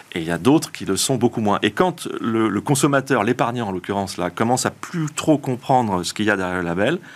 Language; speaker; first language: French; native; French